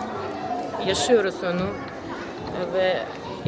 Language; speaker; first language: Turkish; non-native, fluent; Russian